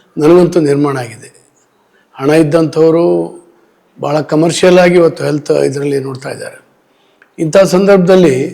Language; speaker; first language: Kannada; native; Kannada